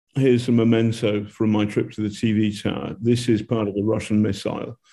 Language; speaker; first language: English; native; English